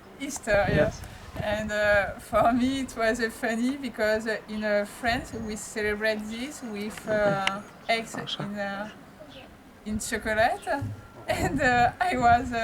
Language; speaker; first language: English; non-native, learner; French